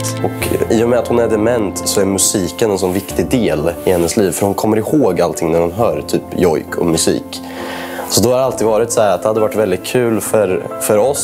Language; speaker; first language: Swedish; native; Swedish